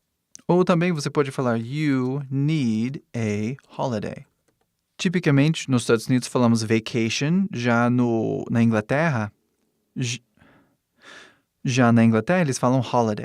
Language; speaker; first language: Portuguese; non-native, fluent; English